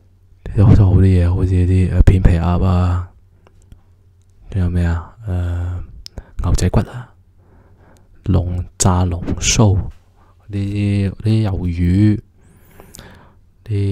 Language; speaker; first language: Cantonese; early bilingual, heritage; Cantonese